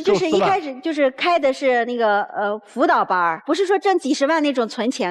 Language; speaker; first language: Chinese; native; Chinese